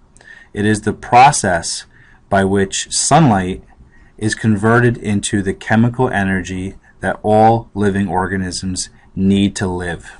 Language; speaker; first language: English; native; English